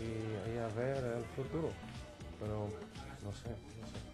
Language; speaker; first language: Spanish; non-native, learner; English